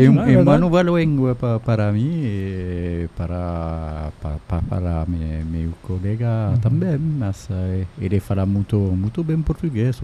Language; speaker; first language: Portuguese; non-native, learner; French